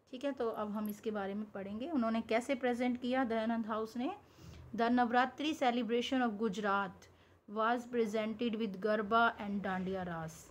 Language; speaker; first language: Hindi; non-native, local second language; Punjabi